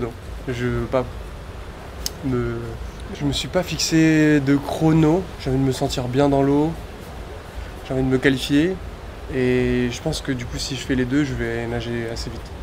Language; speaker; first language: French; native; French